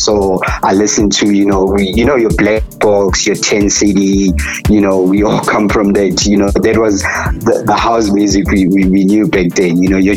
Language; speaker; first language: English; non-native, local second language; Zulu